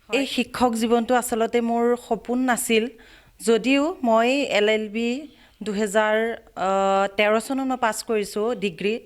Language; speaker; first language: Assamese; native; Assamese